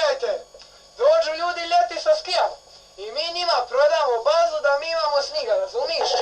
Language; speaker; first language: Bosnian; native; Bosnian